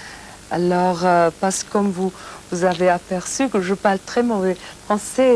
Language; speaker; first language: French; non-native, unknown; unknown